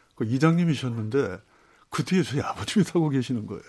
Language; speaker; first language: Korean; native; Korean